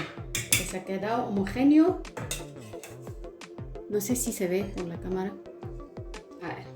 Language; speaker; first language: Spanish; non-native, fluent; Arabic